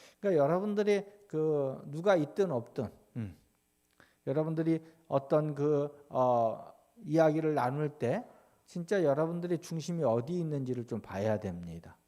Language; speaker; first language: Korean; native; Korean